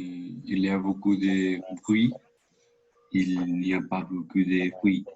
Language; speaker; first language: French; non-native, learner; Spanish